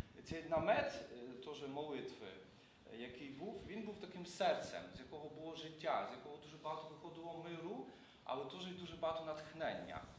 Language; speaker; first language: Ukrainian; non-native, local second language; Polish